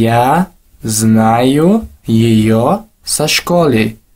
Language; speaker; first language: Russian; non-native, local second language; Tajik